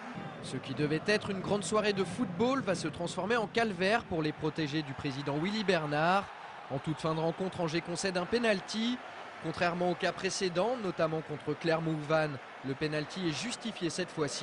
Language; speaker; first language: French; native; French